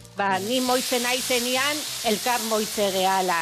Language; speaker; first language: Basque; native; Basque